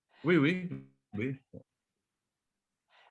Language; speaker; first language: French; non-native, local second language; Arabic